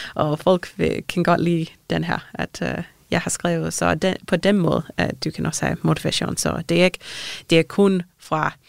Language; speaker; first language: Danish; non-native, fluent; English